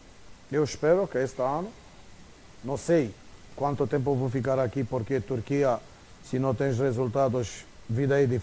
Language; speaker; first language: Portuguese; non-native, fluent; Romanian